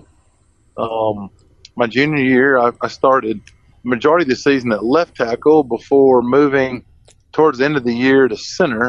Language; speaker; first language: English; native; English